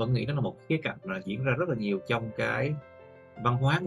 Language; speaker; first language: Vietnamese; native; Vietnamese